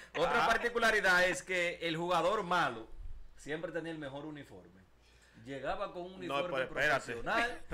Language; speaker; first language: Spanish; native; Spanish